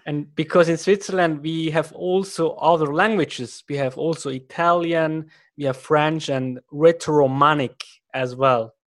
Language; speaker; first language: English; non-native, fluent; German